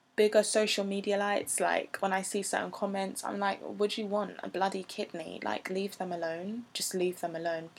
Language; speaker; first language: English; native; English